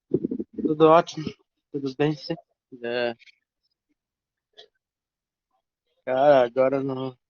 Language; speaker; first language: Portuguese; non-native, local second language; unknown